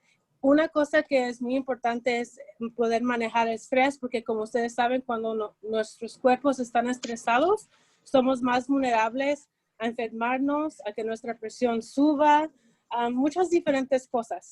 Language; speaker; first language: Spanish; early bilingual, heritage; Spanish